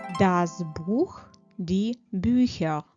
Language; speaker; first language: German; non-native, fluent; Ukrainian